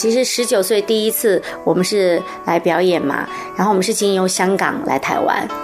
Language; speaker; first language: Chinese; native; Chinese